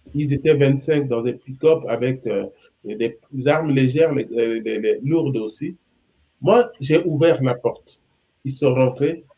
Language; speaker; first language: French; non-native, local second language; Sango